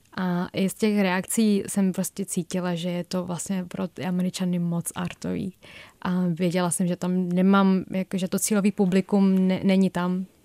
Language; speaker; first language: Czech; early bilingual, other home language; Vietnamese